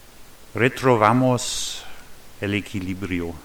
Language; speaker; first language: Spanish; non-native, learner; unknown